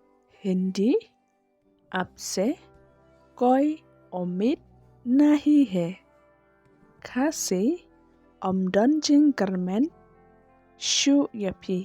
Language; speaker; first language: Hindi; non-native, learner; Khasi